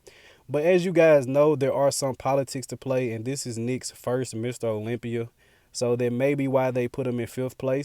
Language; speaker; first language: English; native; English